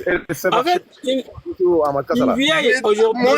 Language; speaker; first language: French; non-native, fluent; Arabic